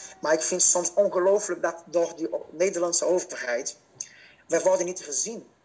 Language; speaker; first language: Dutch; non-native, fluent; Portuguese